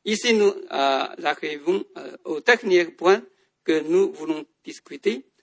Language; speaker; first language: French; non-native, fluent; Chinese